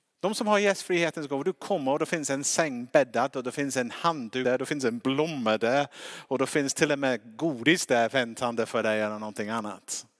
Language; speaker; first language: Swedish; non-native, fluent; English